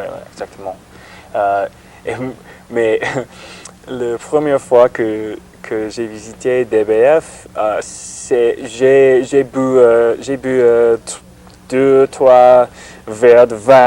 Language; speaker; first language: French; non-native, learner; English